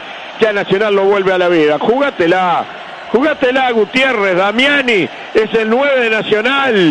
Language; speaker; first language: Spanish; native; Spanish